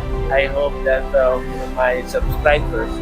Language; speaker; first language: English; non-native, learner; Indonesian